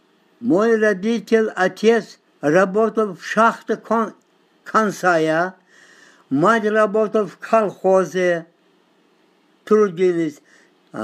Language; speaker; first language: Russian; non-native, local second language; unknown